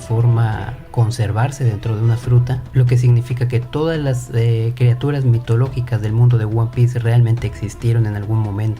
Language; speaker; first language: Spanish; native; Spanish